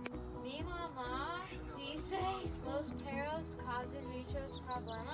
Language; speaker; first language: Spanish; non-native, learner; English